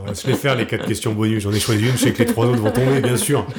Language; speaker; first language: French; native; French